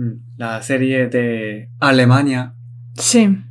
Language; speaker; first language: Spanish; non-native, learner; Korean